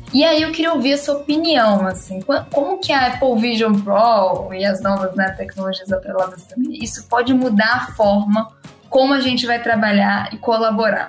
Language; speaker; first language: Portuguese; native; Portuguese